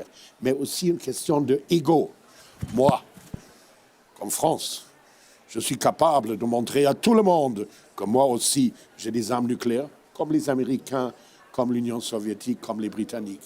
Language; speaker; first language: French; non-native, fluent; German